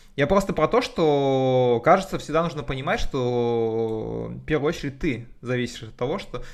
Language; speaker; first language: Russian; native; Russian